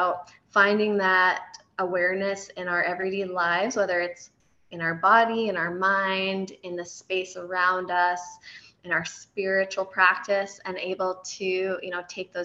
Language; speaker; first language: English; native; English